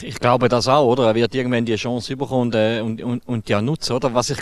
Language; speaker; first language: German; native; German